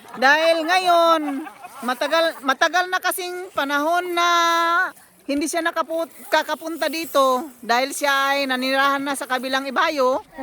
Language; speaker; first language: Filipino; non-native, local second language; Waray